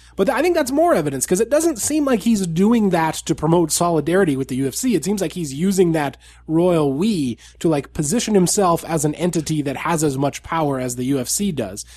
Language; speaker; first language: English; native; English